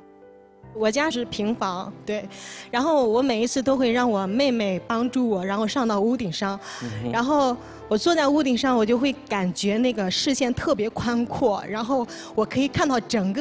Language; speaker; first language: Chinese; native; Chinese